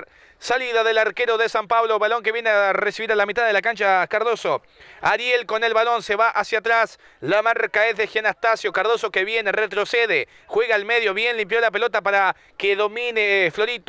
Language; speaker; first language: Spanish; native; Spanish